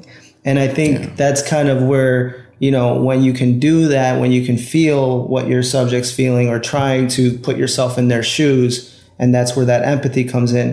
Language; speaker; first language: English; native; English